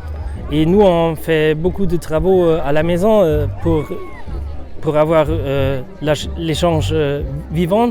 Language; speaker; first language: French; non-native, fluent; German